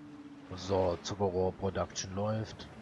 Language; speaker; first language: German; native; German